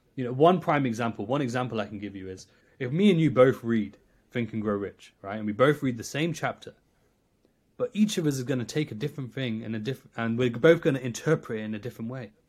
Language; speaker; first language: English; native; English